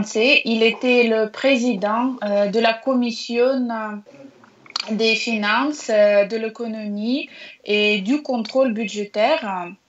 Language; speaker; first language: French; non-native, learner; Russian